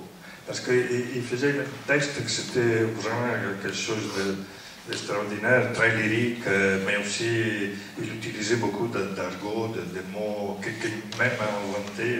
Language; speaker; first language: French; non-native, fluent; Italian